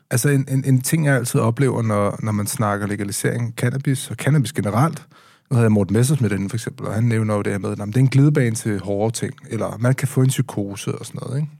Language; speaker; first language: Danish; native; Danish